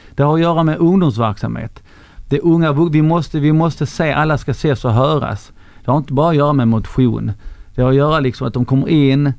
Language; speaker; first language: Swedish; non-native, fluent; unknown